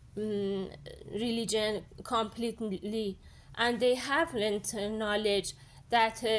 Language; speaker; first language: English; non-native, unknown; Persian